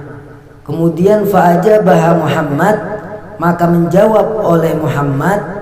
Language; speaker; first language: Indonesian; native; Indonesian